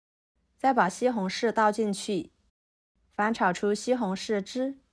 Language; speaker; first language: Chinese; native; Chinese